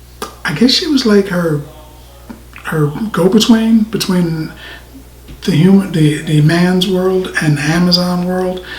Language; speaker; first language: English; native; English